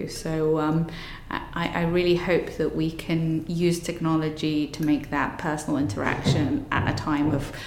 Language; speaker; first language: English; native; English